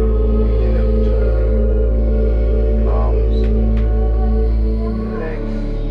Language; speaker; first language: English; native; English